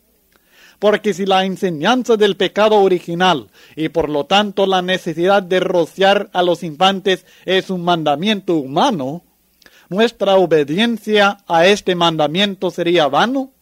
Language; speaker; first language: Spanish; native; Spanish